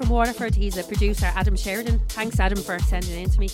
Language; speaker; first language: English; native; English